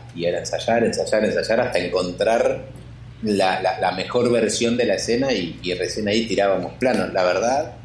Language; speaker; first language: Spanish; native; Spanish